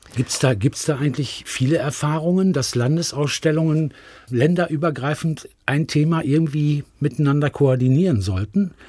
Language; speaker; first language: German; native; German